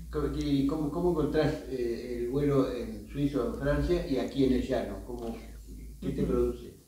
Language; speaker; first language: Spanish; native; Spanish